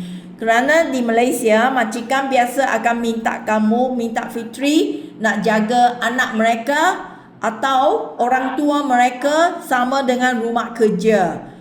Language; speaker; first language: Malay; non-native, local second language; Chinese